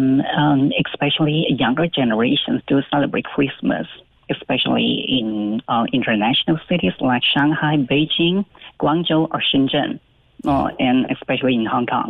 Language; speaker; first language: English; non-native, fluent; Chinese